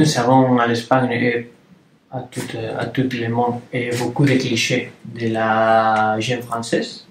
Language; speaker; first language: French; non-native, learner; Spanish